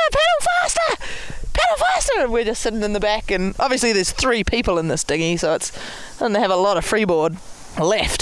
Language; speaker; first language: English; native; English